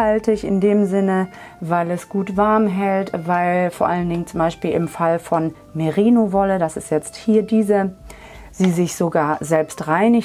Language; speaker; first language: German; native; German